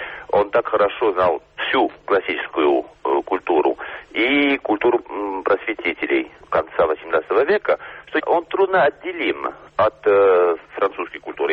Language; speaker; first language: Russian; non-native, fluent; French